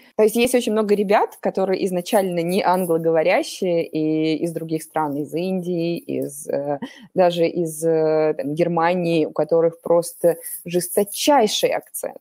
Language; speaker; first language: Russian; native; Russian